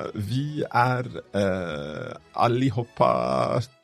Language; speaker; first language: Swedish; non-native, learner; English